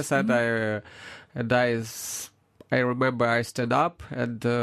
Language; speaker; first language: English; non-native, learner; Ukrainian